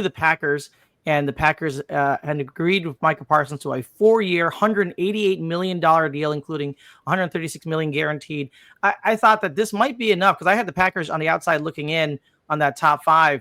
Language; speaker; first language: English; native; English